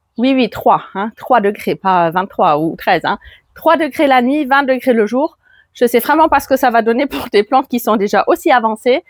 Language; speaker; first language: French; non-native, fluent; German